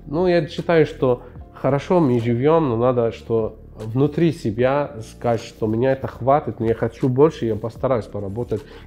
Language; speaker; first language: Russian; non-native, fluent; Arabic